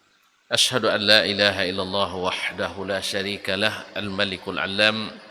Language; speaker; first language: Arabic; non-native, fluent; Indonesian